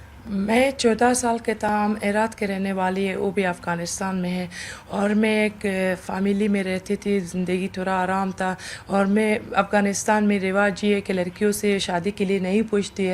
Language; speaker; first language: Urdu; non-native, learner; Persian